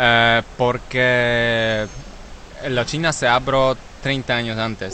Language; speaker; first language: Spanish; non-native, learner; Polish